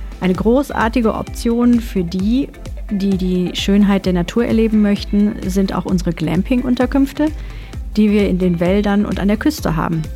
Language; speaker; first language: German; native; German